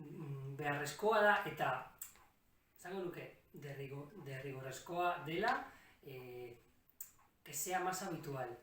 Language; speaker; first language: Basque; non-native, local second language; Catalan